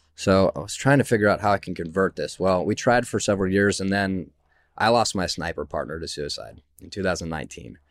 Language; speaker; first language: English; native; English